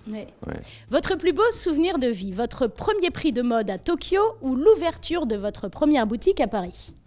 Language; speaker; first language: French; native; French